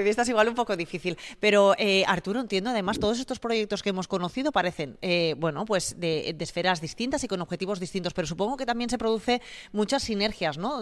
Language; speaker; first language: Spanish; native; Spanish